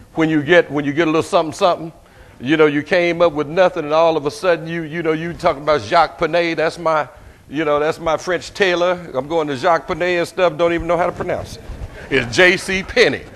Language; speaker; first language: English; native; English